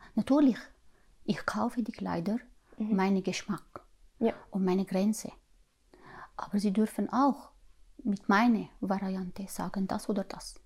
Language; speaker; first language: German; non-native, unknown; Arabic